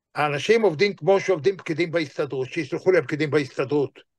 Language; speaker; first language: Hebrew; native; Hebrew